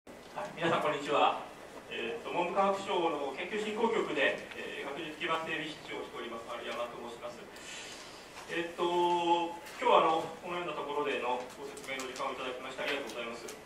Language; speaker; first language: Japanese; native; Japanese